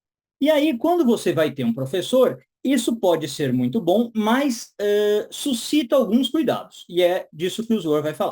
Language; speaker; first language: Portuguese; native; Portuguese